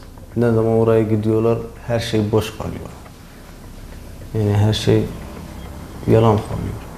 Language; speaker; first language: Turkish; non-native, learner; Kurdish